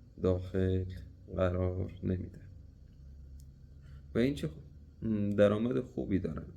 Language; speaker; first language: Persian; native; Persian